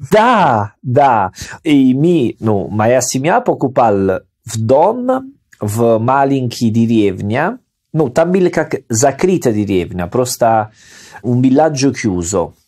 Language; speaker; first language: Russian; non-native, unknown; Italian